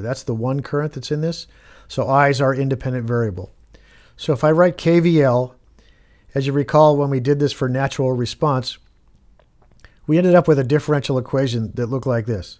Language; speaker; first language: English; native; English